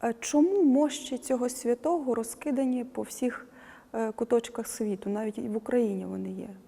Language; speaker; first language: Ukrainian; native; Ukrainian